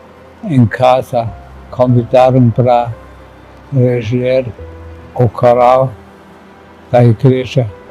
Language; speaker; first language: Portuguese; non-native, fluent; German